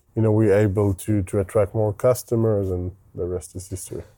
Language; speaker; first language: English; non-native, fluent; Hebrew